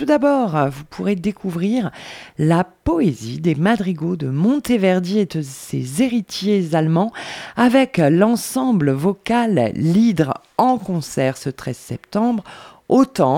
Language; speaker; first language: French; native; French